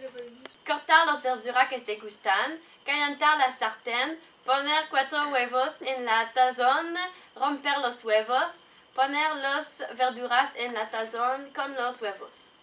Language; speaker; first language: Spanish; non-native, learner; French